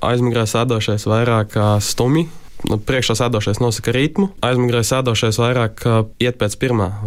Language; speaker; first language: Latvian; native; Latvian